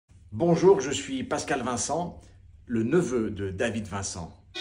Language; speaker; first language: French; native; French